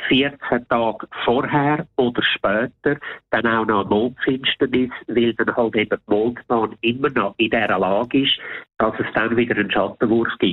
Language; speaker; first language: German; native; German